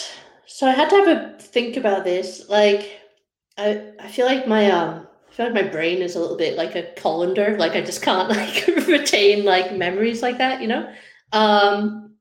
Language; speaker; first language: English; native; English